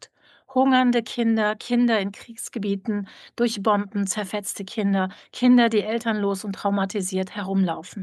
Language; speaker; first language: German; native; German